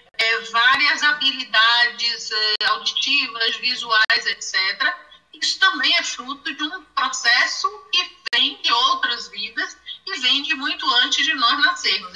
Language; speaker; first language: Portuguese; native; Portuguese